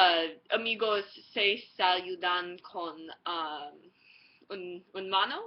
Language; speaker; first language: Spanish; non-native, learner; English